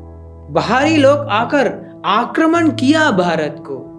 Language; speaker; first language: Hindi; non-native, fluent; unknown